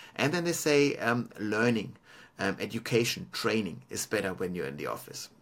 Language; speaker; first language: English; non-native, fluent; German